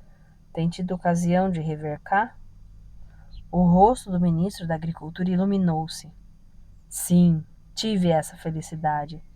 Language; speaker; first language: Portuguese; native; Portuguese